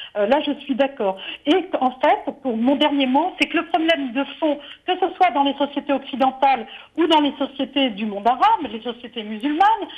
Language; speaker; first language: French; native; French